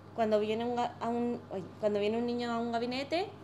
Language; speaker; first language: Spanish; native; Spanish